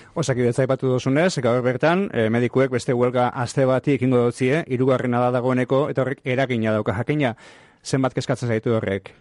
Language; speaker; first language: Basque; native; Basque